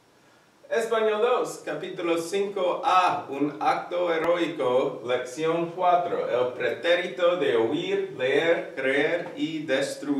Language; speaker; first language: Spanish; non-native, fluent; English